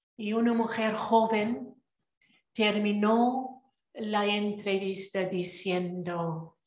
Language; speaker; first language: Spanish; non-native, fluent; English